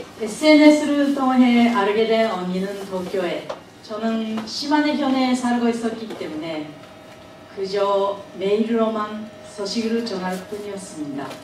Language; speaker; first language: Korean; non-native, fluent; Japanese